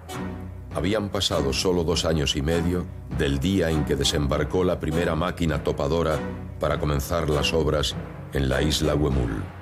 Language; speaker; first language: Spanish; native; Spanish